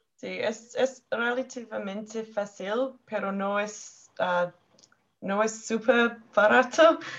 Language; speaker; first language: Spanish; non-native, learner; English